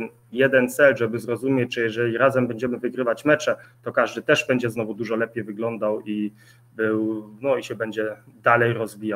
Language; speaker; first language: Polish; early bilingual, heritage; Polish